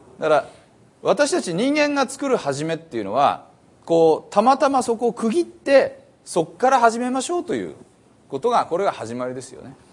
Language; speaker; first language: Japanese; native; Japanese